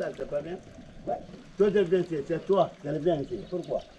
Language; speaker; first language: French; non-native, learner; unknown